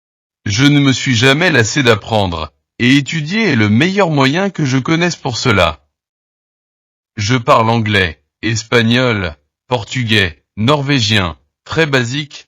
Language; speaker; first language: French; non-native, learner; Portuguese